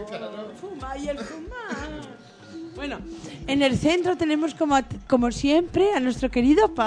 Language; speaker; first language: Spanish; native; Spanish